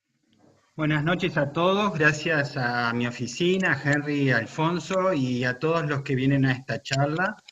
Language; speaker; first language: Spanish; native; Spanish